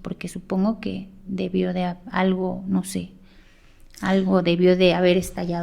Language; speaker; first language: Spanish; native; Spanish